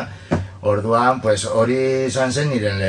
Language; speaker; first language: Basque; non-native, local second language; Spanish